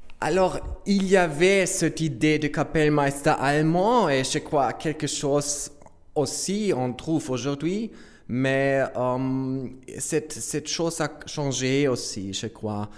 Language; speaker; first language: French; non-native, fluent; German